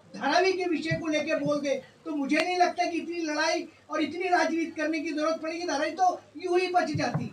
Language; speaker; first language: Hindi; non-native, local second language; Marathi